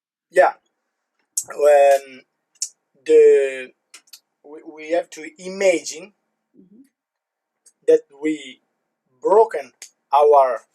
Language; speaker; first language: English; non-native, learner; Italian